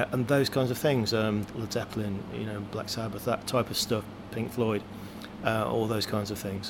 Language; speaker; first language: English; native; English